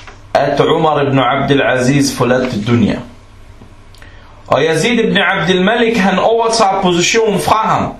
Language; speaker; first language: Danish; non-native, fluent; Arabic